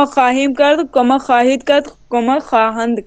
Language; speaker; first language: Persian; non-native, learner; Urdu